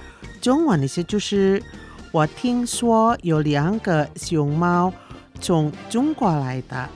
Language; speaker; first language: Chinese; early bilingual, heritage; Chinese